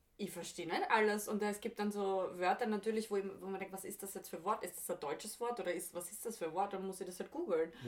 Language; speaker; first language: German; native; German